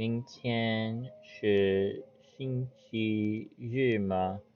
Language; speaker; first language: Chinese; non-native, learner; English